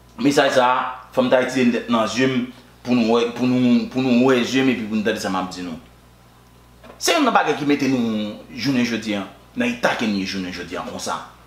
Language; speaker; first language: French; non-native, local second language; Haitian Creole